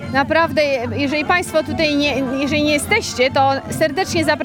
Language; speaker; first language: Polish; native; Polish